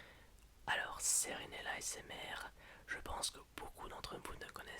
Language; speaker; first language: French; native; French